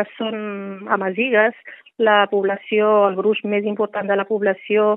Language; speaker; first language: Catalan; non-native, fluent; Riffian